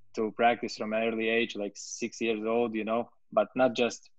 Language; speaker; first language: English; non-native, fluent; Latvian